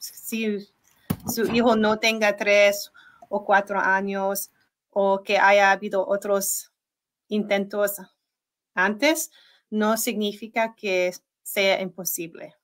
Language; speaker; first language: Spanish; non-native, learner; English